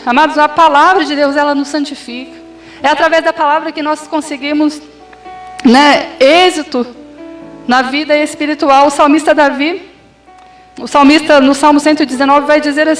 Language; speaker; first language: Portuguese; native; Portuguese